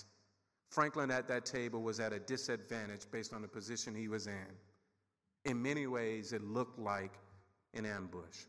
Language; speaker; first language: English; native; English